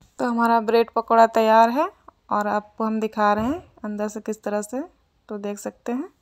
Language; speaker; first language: Hindi; native; Hindi